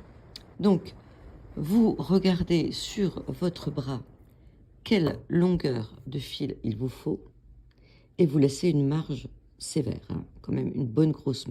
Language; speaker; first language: French; native; French